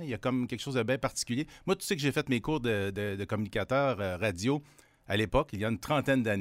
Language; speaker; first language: French; native; French